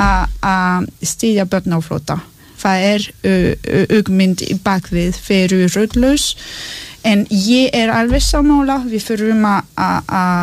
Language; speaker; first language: Icelandic; non-native, learner; French